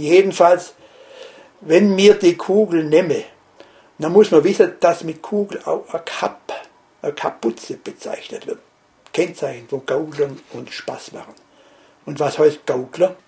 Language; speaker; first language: German; native; German